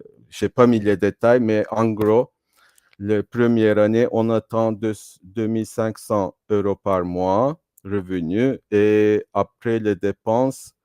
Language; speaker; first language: French; non-native, fluent; Turkish